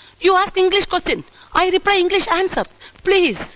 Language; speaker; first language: English; non-native, learner; Malayalam